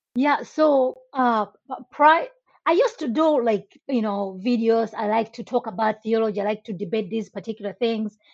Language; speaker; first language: English; non-native, local second language; Nyanja